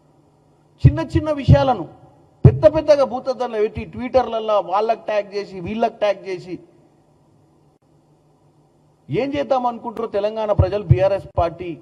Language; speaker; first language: Telugu; native; Telugu